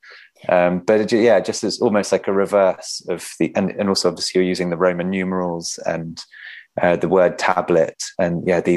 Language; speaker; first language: English; native; English